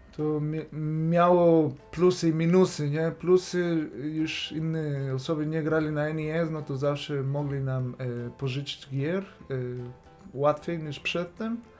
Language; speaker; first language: Polish; non-native, fluent; Spanish